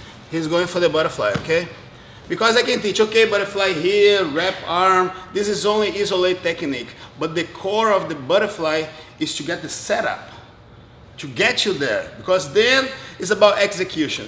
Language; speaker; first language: English; non-native, fluent; Portuguese